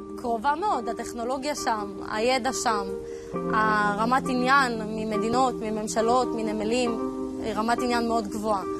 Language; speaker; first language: Hebrew; early bilingual, other home language; Russian